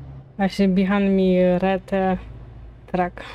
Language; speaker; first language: English; non-native, learner; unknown